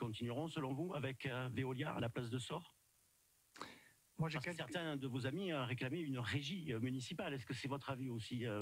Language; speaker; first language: French; native; French